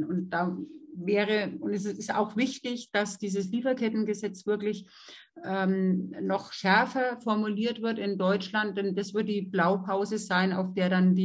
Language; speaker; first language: German; native; German